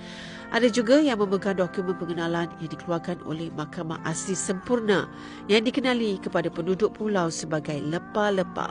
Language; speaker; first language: Malay; native; Malay